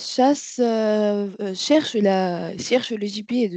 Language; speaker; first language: French; non-native, learner; Arabic